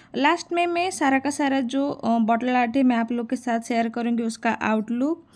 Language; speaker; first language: Hindi; non-native, local second language; Odia